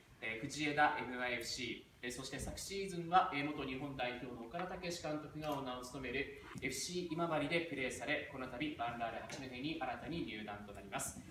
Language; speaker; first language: Japanese; native; Japanese